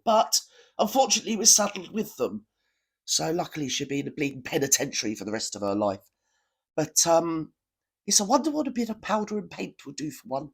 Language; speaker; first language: English; native; English